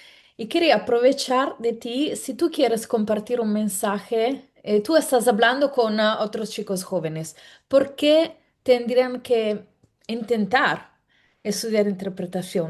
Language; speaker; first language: Spanish; non-native, fluent; Italian